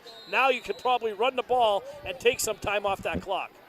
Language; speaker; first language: English; native; English